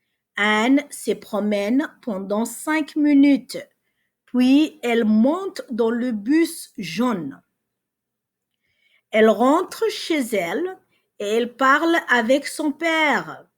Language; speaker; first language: French; non-native, fluent; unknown